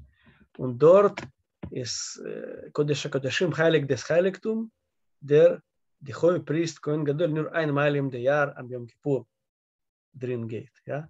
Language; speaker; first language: German; non-native, learner; Russian